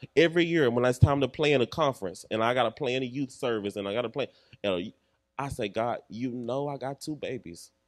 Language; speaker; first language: English; native; English